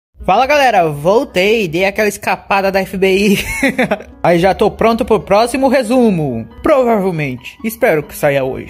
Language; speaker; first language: Portuguese; native; Portuguese